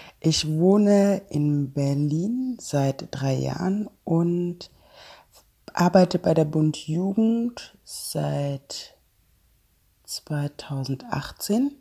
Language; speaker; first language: German; non-native, fluent; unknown